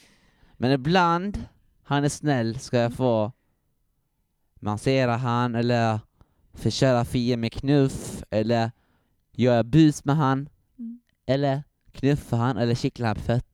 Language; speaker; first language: Swedish; early bilingual, other home language; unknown